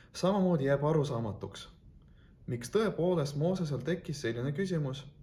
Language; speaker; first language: Estonian; non-native, local second language; Russian